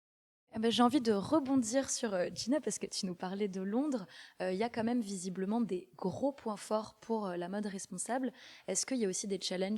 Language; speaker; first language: French; native; French